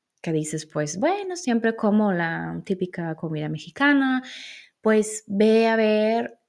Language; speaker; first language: Spanish; non-native, fluent; German